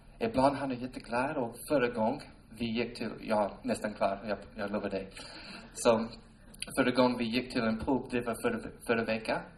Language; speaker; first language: Swedish; non-native, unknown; English